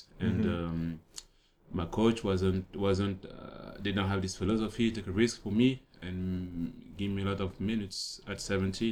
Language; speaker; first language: English; non-native, fluent; French